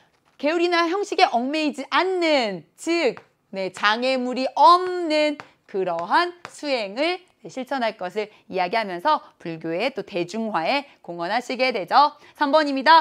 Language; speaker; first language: Korean; native; Korean